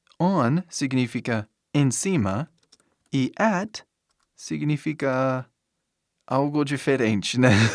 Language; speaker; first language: Portuguese; non-native, fluent; English